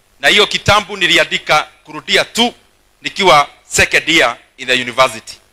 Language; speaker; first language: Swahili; non-native, local second language; Kikuyu